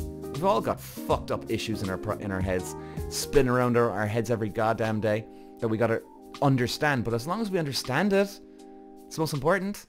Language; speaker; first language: English; native; English